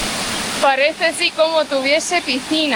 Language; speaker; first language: Spanish; non-native, fluent; Portuguese